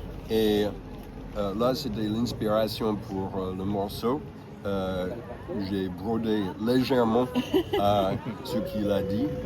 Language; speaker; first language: French; non-native, fluent; English